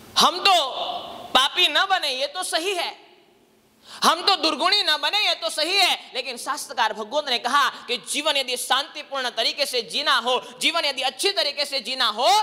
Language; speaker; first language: Hindi; non-native, local second language; Gujarati